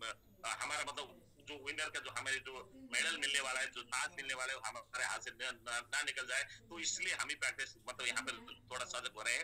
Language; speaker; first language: Hindi; native; Hindi